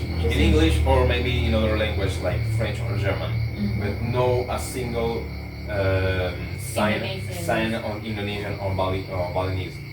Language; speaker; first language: English; non-native, fluent; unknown